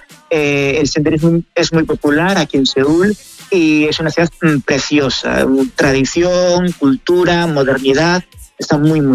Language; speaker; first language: Spanish; native; Spanish